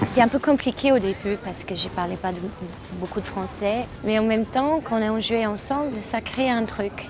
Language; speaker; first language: French; non-native, learner; English